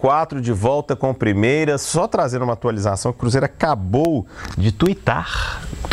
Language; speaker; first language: Portuguese; native; Portuguese